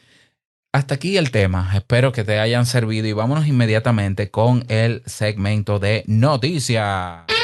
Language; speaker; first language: Spanish; native; Spanish